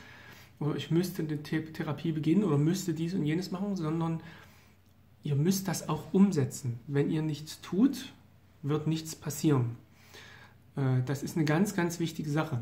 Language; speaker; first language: German; native; German